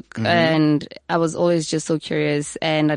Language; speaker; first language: English; non-native, local second language; Tswana